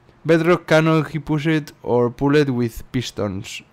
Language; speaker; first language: English; non-native, learner; Spanish